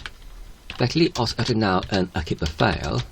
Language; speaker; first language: Welsh; non-native, learner; Polish